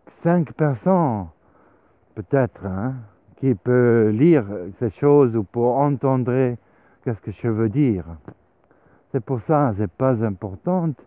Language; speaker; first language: French; non-native, learner; Swiss German